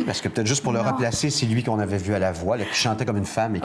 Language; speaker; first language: French; native; French